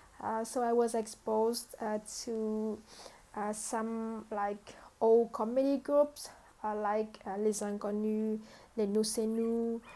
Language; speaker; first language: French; non-native, fluent; Vietnamese